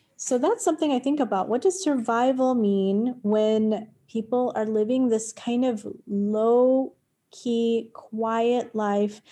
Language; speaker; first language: English; native; English